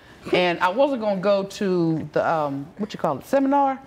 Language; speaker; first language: English; native; English